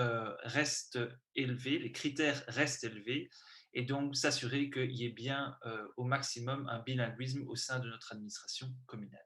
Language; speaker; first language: French; native; French